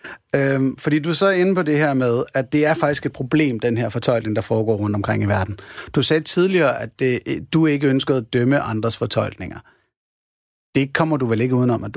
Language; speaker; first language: Danish; native; Danish